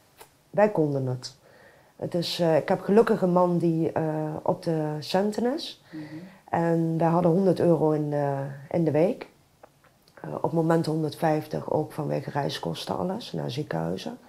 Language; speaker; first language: Dutch; native; Dutch